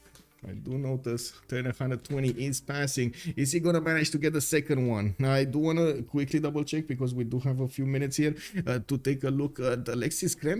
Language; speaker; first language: English; non-native, fluent; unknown